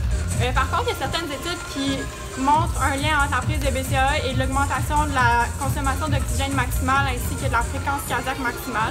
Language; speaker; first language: French; native; French